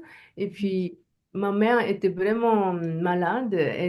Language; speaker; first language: French; non-native, learner; Japanese